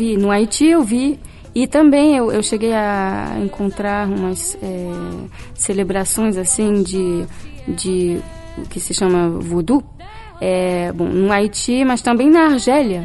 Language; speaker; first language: Portuguese; early bilingual, heritage; Portuguese